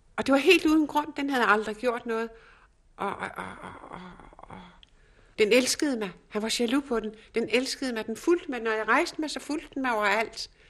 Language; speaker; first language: Danish; native; Danish